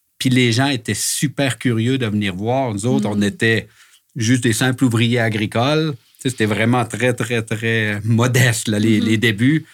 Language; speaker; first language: French; native; French